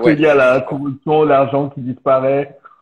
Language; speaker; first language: French; native; French